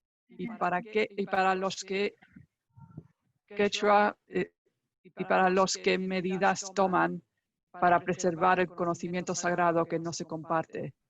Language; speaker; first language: Spanish; non-native, fluent; English